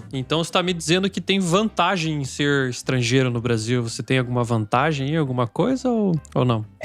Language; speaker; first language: Portuguese; native; Portuguese